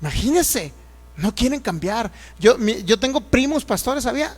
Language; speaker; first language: Spanish; native; Spanish